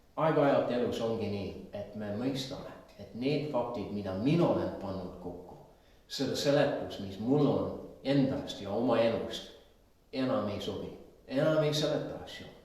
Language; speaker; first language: Estonian; non-native, fluent; English